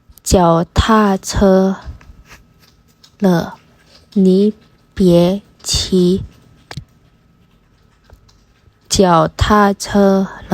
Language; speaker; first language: Chinese; non-native, fluent; Indonesian